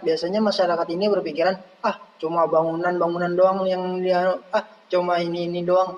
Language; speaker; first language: Indonesian; native; Indonesian